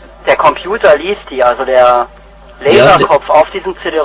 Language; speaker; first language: German; native; German